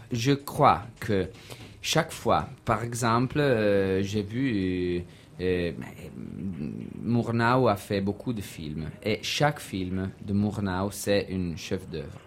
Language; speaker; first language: French; non-native, learner; Italian